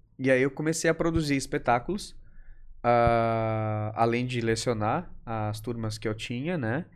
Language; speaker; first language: Portuguese; native; Portuguese